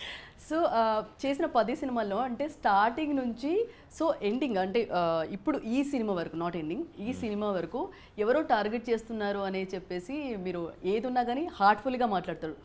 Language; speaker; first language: Telugu; native; Telugu